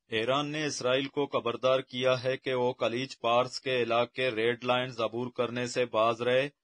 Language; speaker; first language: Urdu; non-native, local second language; Baluchi